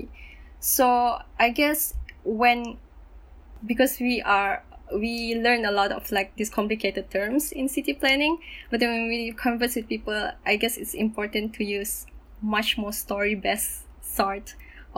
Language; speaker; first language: English; non-native, local second language; Malay